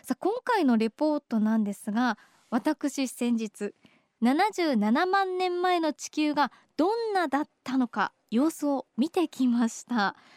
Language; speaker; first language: Japanese; native; Japanese